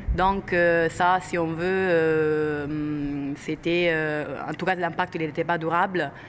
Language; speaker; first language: French; non-native, fluent; Italian